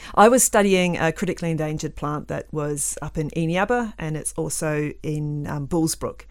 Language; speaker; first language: English; native; English